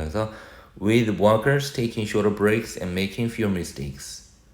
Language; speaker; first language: English; non-native, fluent; Korean